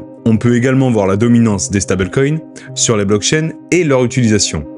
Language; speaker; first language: French; native; French